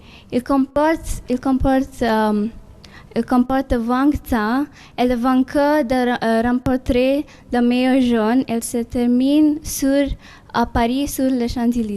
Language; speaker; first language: French; non-native, learner; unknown